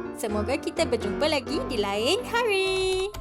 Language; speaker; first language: Malay; native; Malay